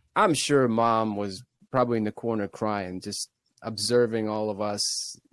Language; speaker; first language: English; early bilingual, other home language; Russian